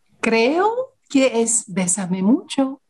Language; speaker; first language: Spanish; non-native, learner; Greek